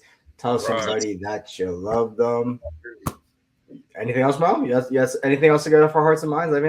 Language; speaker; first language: English; native; English